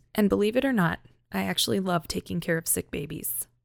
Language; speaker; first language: English; native; English